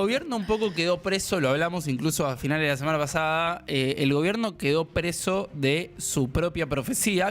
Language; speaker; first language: Spanish; native; Spanish